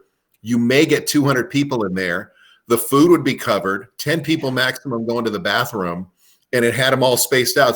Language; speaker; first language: English; native; English